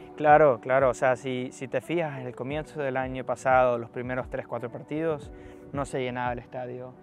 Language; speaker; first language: Spanish; early bilingual, heritage; Spanish